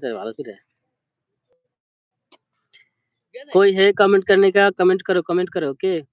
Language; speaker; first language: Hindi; non-native, learner; Bangla